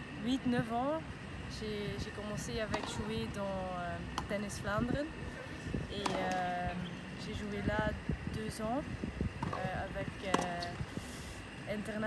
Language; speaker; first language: French; non-native, local second language; Dutch